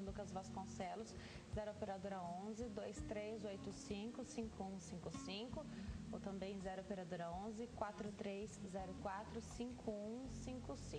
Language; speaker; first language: Portuguese; native; Portuguese